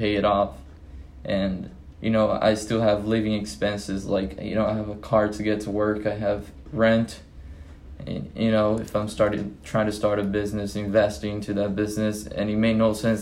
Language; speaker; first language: English; non-native, fluent; Portuguese